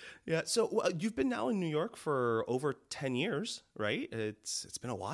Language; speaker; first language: English; early bilingual, other home language; Spanish